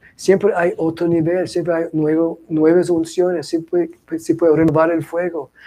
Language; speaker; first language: Spanish; non-native, fluent; English